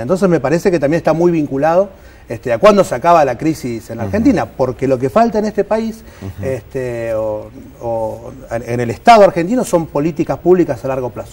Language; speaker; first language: Spanish; native; Spanish